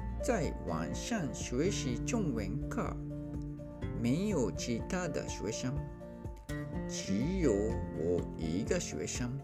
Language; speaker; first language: Chinese; non-native, learner; Japanese